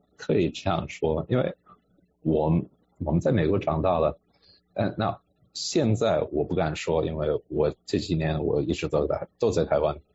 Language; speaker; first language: Chinese; non-native, fluent; English